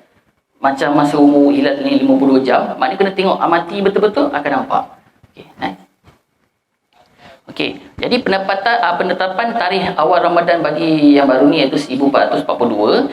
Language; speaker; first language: Malay; native; Malay